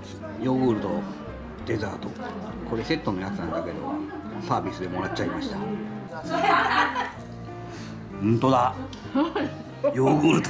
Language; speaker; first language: Japanese; native; Japanese